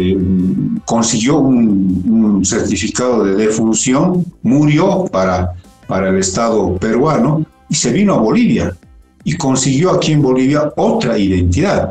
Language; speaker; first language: Spanish; native; Spanish